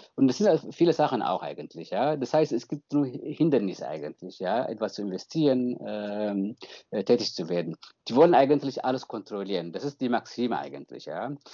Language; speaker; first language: German; non-native, fluent; Tigrinya